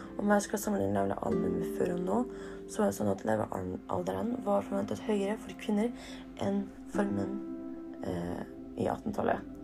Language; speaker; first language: Norwegian; early bilingual, other home language; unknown